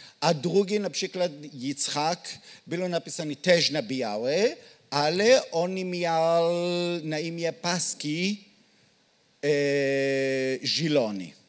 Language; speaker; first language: Polish; non-native, learner; Hebrew